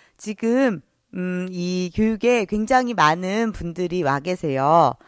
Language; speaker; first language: Korean; native; Korean